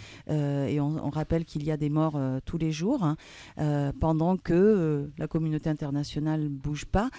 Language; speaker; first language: French; native; French